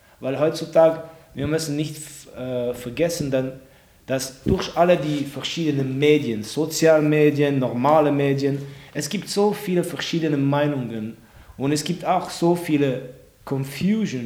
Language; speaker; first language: German; non-native, local second language; French